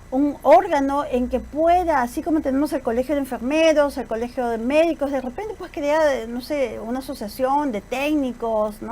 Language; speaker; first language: Spanish; native; Spanish